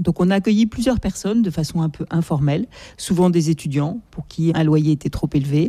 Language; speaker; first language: French; native; French